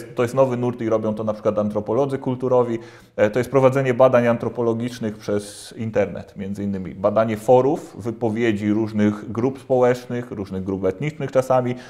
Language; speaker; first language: Polish; native; Polish